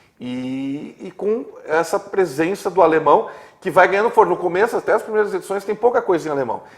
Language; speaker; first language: Portuguese; native; Portuguese